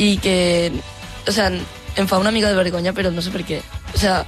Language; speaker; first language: Catalan; non-native, local second language; Spanish